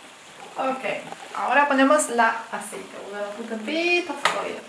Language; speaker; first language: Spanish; non-native, fluent; Italian